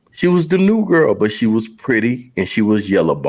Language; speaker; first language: English; native; English